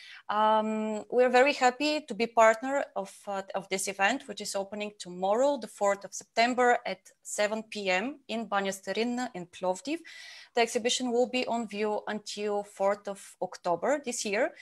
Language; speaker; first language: English; non-native, fluent; Bulgarian